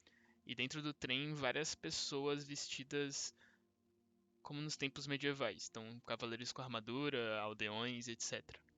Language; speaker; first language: Portuguese; native; Portuguese